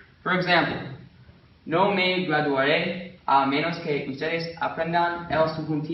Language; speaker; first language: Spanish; non-native, learner; English